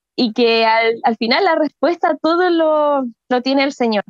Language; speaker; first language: Spanish; native; Spanish